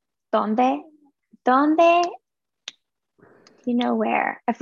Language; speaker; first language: Spanish; non-native, learner; English